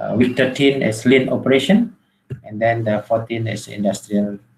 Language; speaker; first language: English; non-native, learner; Indonesian